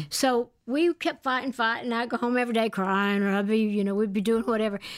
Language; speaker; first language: English; native; English